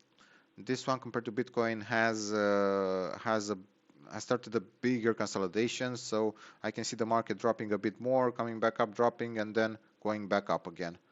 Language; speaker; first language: English; non-native, fluent; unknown